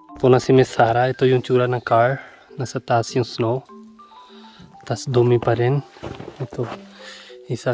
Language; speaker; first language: Filipino; non-native, learner; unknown